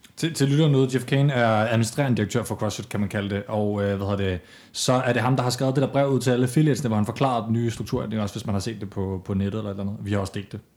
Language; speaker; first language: Danish; native; Danish